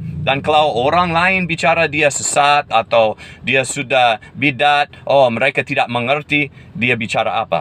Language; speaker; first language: Indonesian; non-native, fluent; English